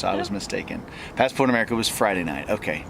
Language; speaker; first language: English; native; English